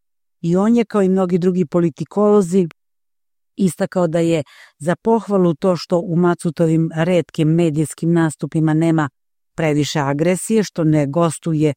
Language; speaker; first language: Croatian; native; Croatian